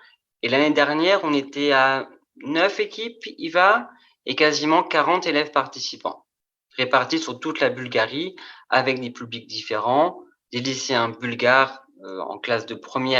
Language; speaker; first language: French; native; French